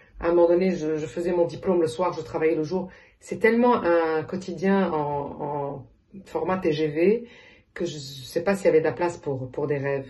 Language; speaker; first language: French; non-native, local second language; Arabic